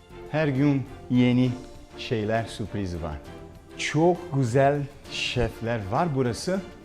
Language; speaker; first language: Turkish; non-native, learner; Portuguese